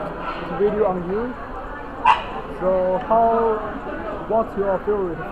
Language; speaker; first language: English; non-native, learner; Chinese